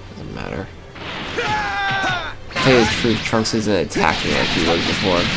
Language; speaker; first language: English; native; English